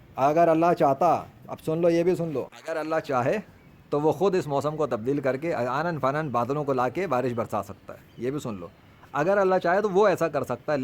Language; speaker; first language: Urdu; native; Urdu